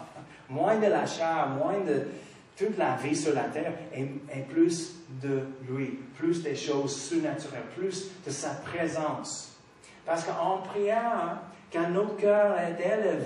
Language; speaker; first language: French; non-native, fluent; English